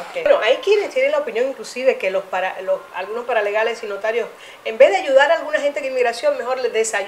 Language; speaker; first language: Spanish; native; Spanish